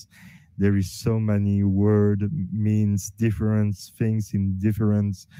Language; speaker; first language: English; non-native, learner; French